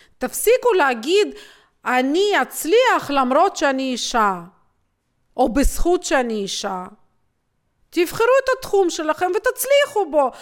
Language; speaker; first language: Hebrew; non-native, fluent; Russian